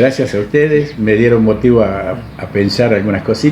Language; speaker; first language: Spanish; native; Spanish